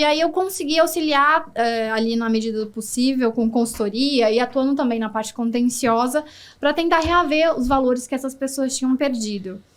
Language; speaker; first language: Portuguese; native; Portuguese